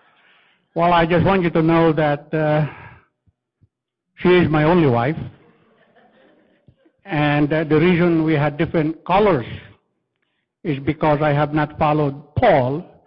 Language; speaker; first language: English; non-native, local second language; Filipino